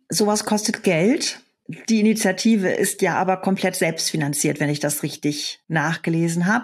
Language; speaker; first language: German; native; German